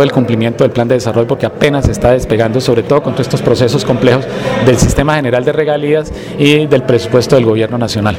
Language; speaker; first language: Spanish; native; Spanish